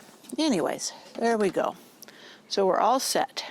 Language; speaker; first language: English; native; English